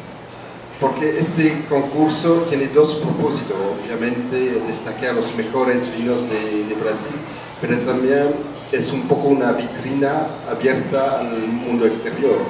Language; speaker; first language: Spanish; non-native, fluent; French